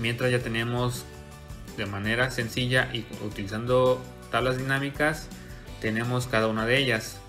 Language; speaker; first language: Spanish; native; Spanish